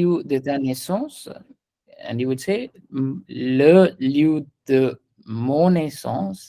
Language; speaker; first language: French; non-native, fluent; Hindi